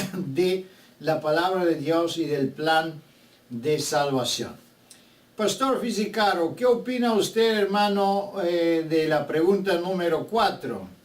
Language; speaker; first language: Spanish; non-native, fluent; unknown